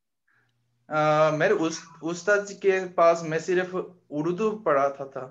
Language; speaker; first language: Hindi; non-native, learner; Korean